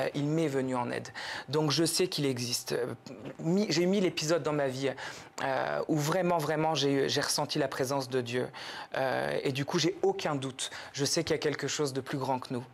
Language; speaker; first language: French; native; French